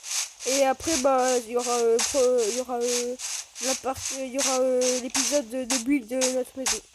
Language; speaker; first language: French; native; French